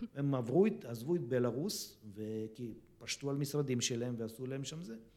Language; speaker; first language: Hebrew; early bilingual, other home language; Russian